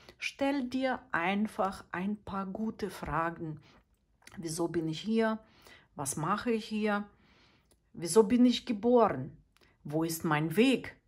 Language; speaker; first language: German; non-native, fluent; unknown